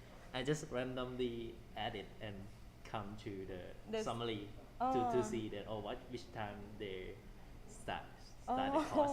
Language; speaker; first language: English; non-native, fluent; Thai